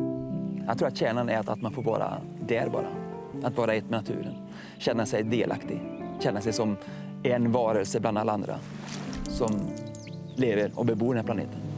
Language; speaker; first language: Swedish; native; Swedish